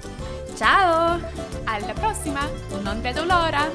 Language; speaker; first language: Italian; non-native, learner; English